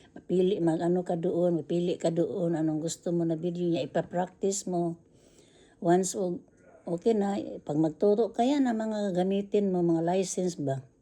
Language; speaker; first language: Filipino; non-native, local second language; Cebuano